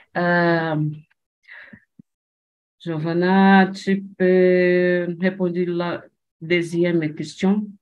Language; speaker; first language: French; non-native, learner; Portuguese